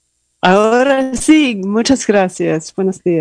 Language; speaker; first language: Spanish; non-native, learner; English